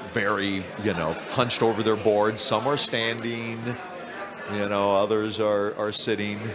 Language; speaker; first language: English; native; English